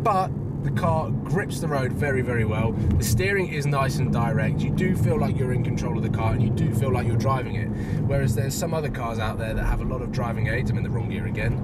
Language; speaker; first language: English; native; English